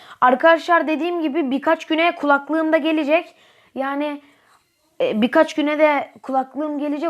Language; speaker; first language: Turkish; native; Turkish